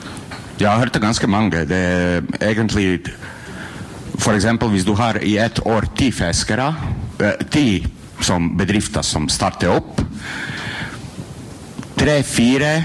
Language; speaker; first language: Norwegian; non-native, learner; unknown